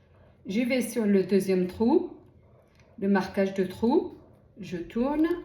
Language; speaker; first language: French; native; French